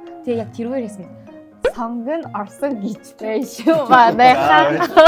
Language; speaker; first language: Mongolian; non-native, fluent; Korean